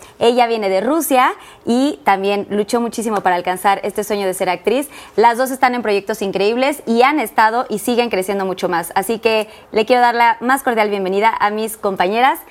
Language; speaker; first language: Spanish; native; Spanish